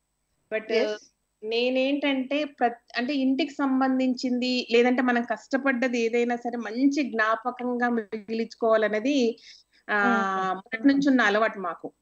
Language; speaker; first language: Telugu; native; Telugu